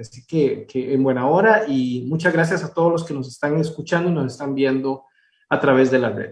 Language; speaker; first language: Spanish; native; Spanish